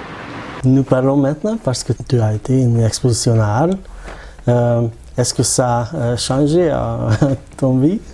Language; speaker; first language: French; non-native, learner; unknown